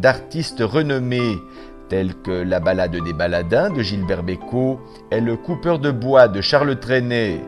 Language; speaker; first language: French; native; French